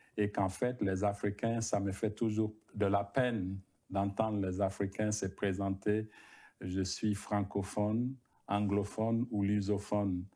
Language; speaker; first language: French; non-native, local second language; Bambara